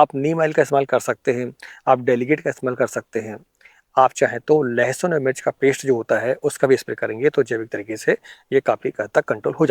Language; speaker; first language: Hindi; native; Hindi